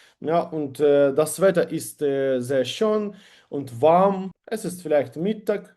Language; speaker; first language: German; non-native, learner; Ukrainian